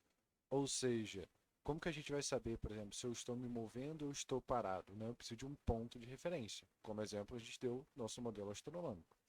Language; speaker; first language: Portuguese; native; Portuguese